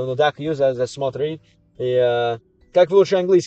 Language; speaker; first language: Russian; non-native, learner; English